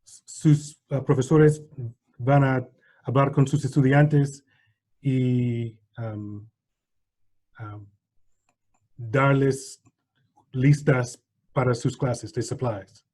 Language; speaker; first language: Spanish; non-native, learner; English